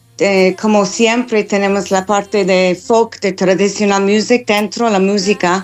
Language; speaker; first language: Spanish; non-native, learner; English